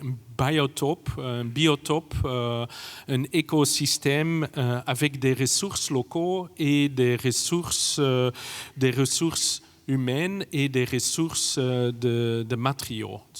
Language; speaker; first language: French; non-native, fluent; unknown